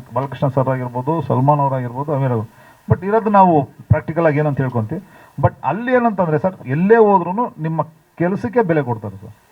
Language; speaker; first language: Kannada; native; Kannada